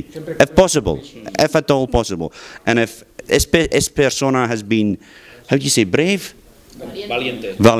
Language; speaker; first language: English; non-native, learner; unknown